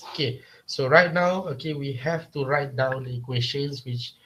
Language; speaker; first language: English; non-native, local second language; Malay